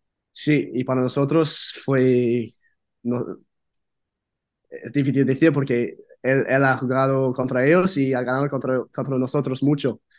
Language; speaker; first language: Spanish; non-native, fluent; English